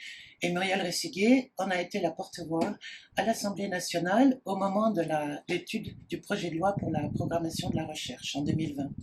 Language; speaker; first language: French; native; French